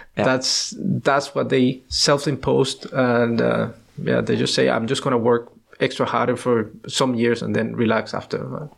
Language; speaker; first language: English; non-native, fluent; Spanish